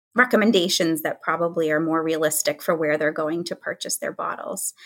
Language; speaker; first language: English; native; English